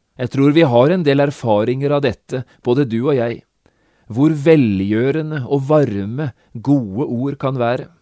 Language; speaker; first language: Norwegian; native; Norwegian